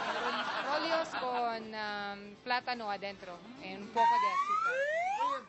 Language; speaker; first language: Spanish; non-native, fluent; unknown